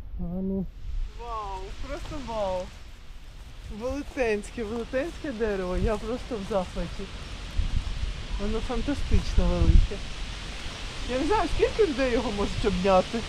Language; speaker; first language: Ukrainian; native; Ukrainian